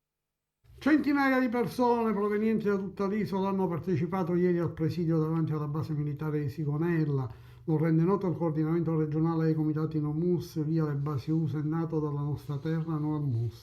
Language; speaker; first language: Italian; native; Italian